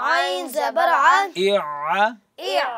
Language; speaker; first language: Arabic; non-native, learner; Urdu